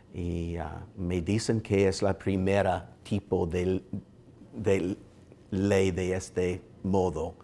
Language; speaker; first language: Spanish; non-native, learner; English